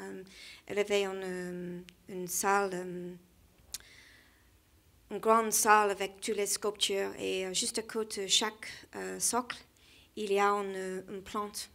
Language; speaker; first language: French; non-native, learner; English